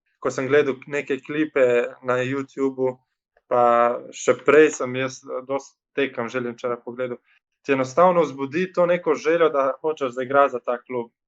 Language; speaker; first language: Slovenian; early bilingual, other home language; Bosnian